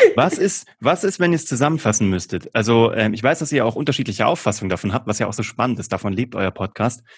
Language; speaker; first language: German; native; German